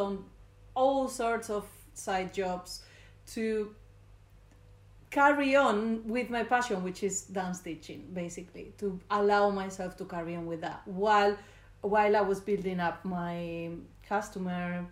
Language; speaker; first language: English; non-native, fluent; Spanish